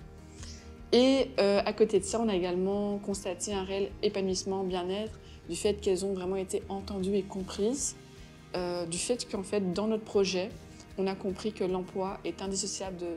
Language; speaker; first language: French; native; French